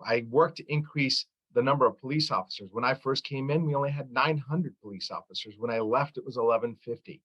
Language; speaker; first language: English; early bilingual, other home language; Arabic